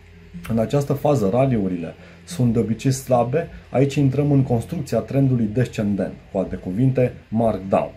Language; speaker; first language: Romanian; native; Romanian